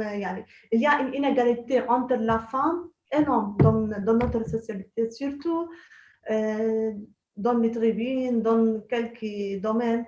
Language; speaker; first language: French; non-native, local second language; Arabic